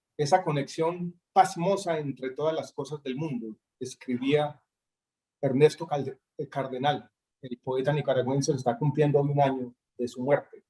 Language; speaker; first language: Spanish; native; Spanish